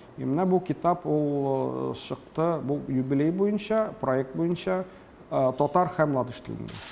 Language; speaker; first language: Tatar; early bilingual, heritage; Tatar